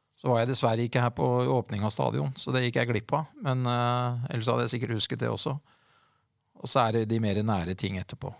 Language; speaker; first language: Norwegian; native; Norwegian